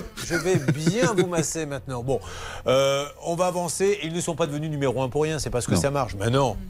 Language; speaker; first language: French; native; French